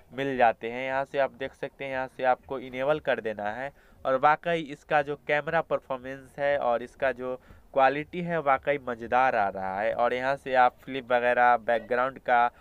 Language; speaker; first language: Hindi; native; Hindi